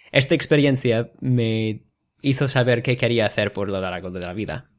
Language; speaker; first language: Spanish; non-native, fluent; English